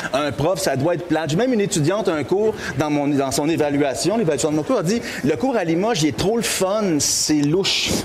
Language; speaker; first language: French; native; French